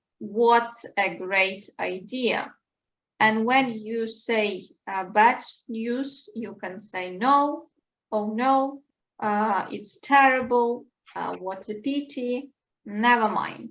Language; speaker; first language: English; non-native, fluent; Ukrainian